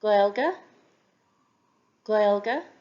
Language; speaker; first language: Irish; non-native, local second language; English